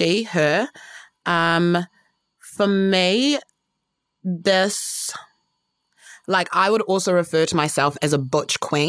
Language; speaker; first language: English; early bilingual, other home language; Shona